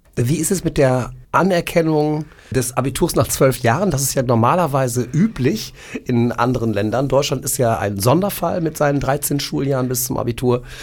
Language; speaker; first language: German; native; German